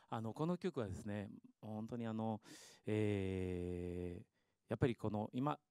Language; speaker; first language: Japanese; early bilingual, heritage; Spanish